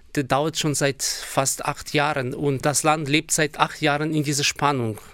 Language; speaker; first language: German; non-native, fluent; Ukrainian